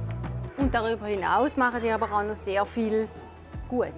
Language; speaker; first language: German; native; German